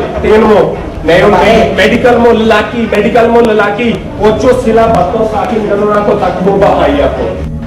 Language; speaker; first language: Filipino; non-native, learner; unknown